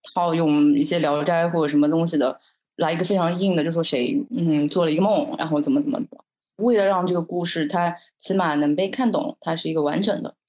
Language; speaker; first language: Chinese; native; Chinese